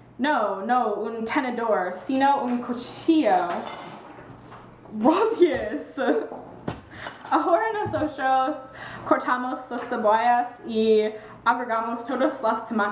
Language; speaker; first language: Spanish; non-native, learner; English